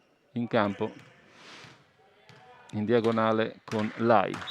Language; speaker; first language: Italian; native; Italian